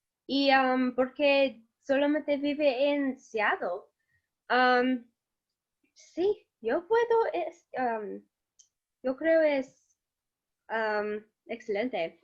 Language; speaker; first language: Spanish; non-native, learner; English